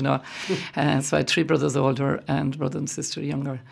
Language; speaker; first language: English; native; English